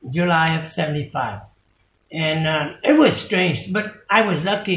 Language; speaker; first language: English; non-native, fluent; Vietnamese